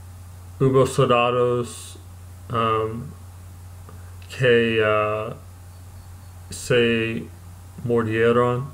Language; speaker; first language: Spanish; non-native, learner; English